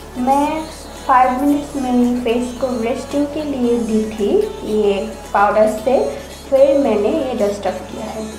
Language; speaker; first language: Hindi; non-native, learner; Bangla